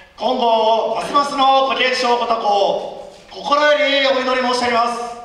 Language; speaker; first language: Japanese; native; Japanese